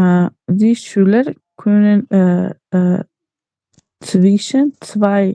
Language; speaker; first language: German; non-native, learner; Macedonian